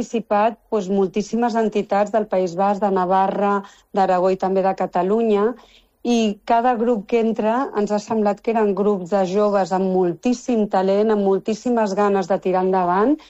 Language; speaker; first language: Catalan; non-native, local second language; Spanish